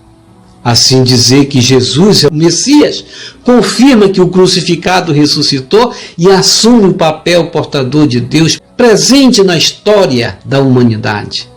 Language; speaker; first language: Portuguese; native; Portuguese